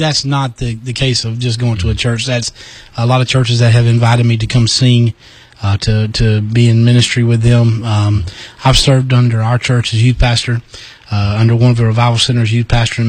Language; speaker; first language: English; native; English